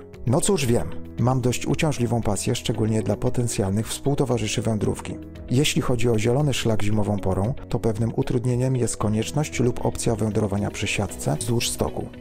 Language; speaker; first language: Polish; native; Polish